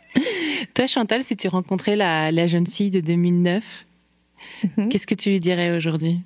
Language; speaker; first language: French; native; French